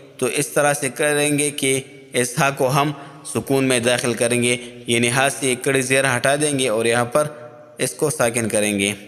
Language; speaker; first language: Urdu; non-native, local second language; Pashto